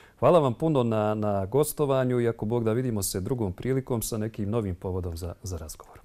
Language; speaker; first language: Bosnian; native; Bosnian